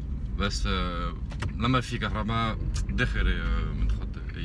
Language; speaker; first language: Arabic; non-native, learner; French